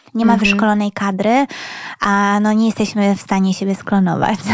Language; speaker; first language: Polish; early bilingual, heritage; Polish